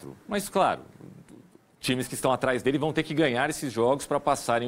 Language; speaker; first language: Portuguese; native; Portuguese